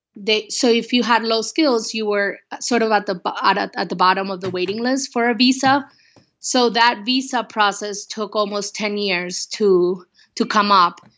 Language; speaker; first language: English; early bilingual, other home language; Spanish